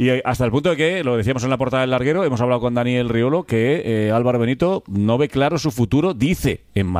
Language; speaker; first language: Spanish; native; Spanish